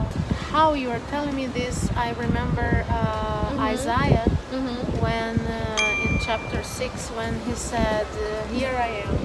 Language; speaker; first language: English; non-native, learner; Portuguese